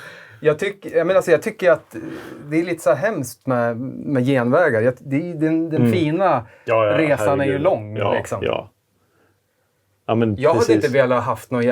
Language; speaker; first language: Swedish; native; Swedish